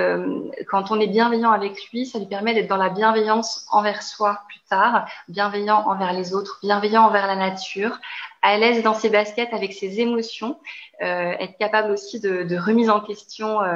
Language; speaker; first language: French; native; French